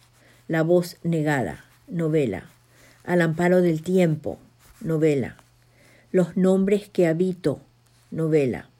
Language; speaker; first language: Spanish; native; Spanish